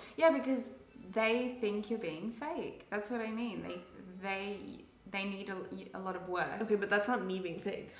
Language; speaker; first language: English; native; English